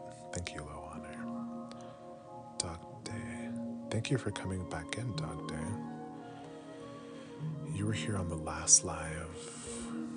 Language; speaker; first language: English; native; English